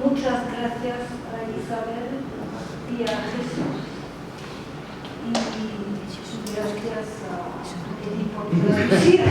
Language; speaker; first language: Spanish; non-native, learner; French